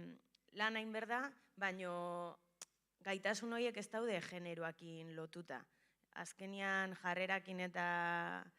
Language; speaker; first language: Basque; native; Basque